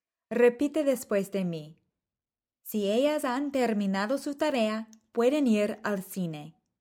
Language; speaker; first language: Spanish; non-native, fluent; English